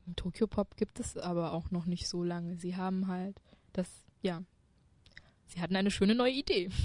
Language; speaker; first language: German; early bilingual, other home language; Chinese